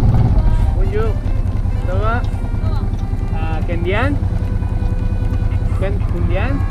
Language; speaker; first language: French; non-native, learner; Spanish